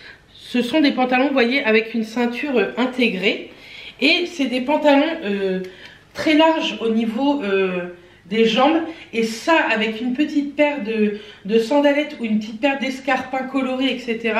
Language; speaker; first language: French; native; French